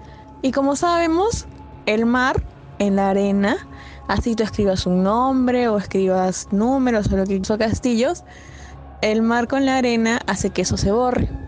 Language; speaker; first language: Spanish; native; Spanish